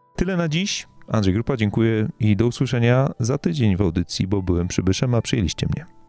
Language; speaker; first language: Polish; native; Polish